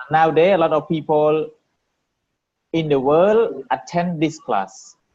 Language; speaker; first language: English; non-native, learner; Vietnamese